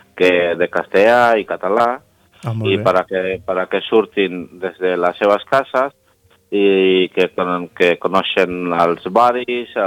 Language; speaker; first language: Catalan; non-native, learner; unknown